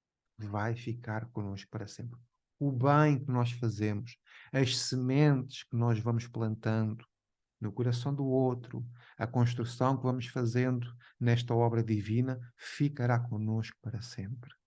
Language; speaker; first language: Portuguese; native; Portuguese